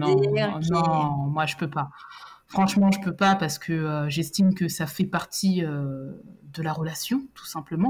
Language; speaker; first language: French; native; French